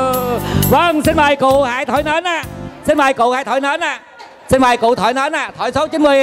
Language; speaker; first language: Vietnamese; native; Vietnamese